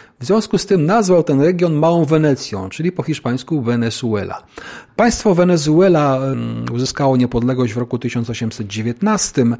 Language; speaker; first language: Polish; native; Polish